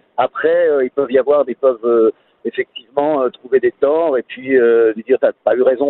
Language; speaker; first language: French; native; French